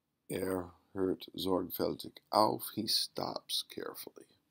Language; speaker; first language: German; non-native, fluent; English